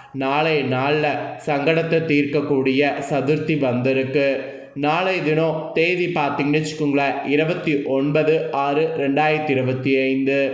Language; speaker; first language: Tamil; native; Tamil